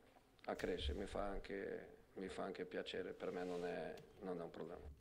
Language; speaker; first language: Italian; non-native, fluent; Portuguese